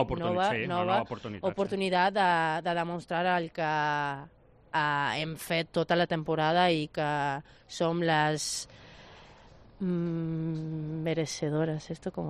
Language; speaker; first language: Catalan; non-native, fluent; Spanish